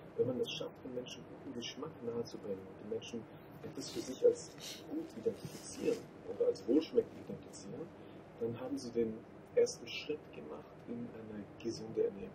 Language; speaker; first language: German; native; German